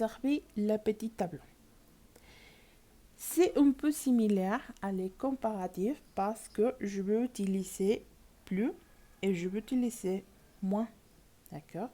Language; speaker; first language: French; non-native, learner; Spanish